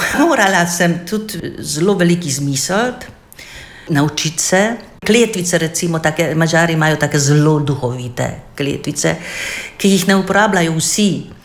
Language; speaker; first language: Slovenian; non-native, fluent; Hungarian